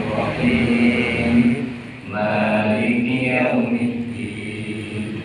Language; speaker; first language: Indonesian; non-native, local second language; Javanese